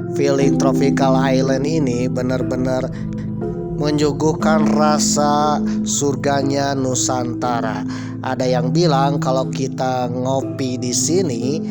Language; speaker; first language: Indonesian; non-native, local second language; Sundanese